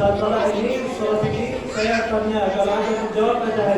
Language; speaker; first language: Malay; non-native, learner; Arabic